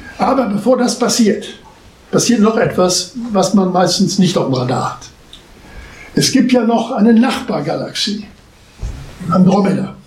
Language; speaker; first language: German; native; German